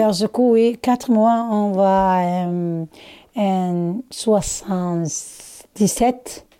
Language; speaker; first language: French; non-native, learner; Somali